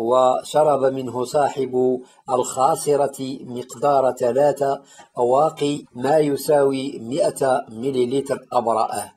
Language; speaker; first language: Arabic; native; Arabic